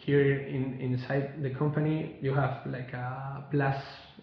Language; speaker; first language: English; non-native, learner; Spanish